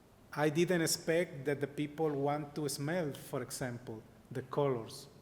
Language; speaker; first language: English; non-native, learner; Spanish